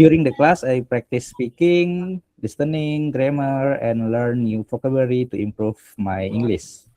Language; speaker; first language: English; non-native, learner; Indonesian